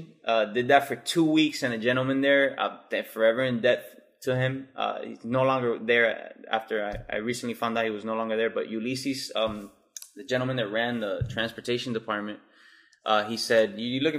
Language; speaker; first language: English; native; English